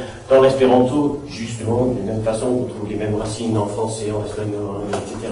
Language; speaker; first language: French; non-native, fluent; English